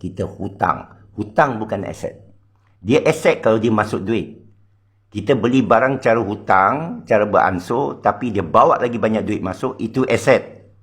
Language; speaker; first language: Malay; non-native, local second language; Chinese